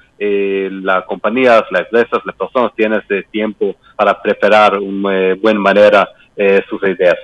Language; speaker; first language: Spanish; non-native, learner; Hebrew